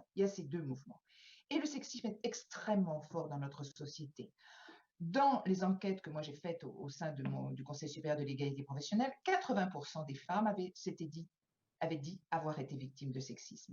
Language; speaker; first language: French; native; French